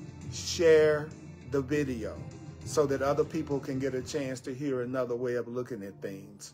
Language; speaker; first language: English; native; English